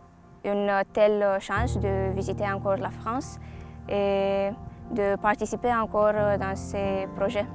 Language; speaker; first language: French; non-native, fluent; Romanian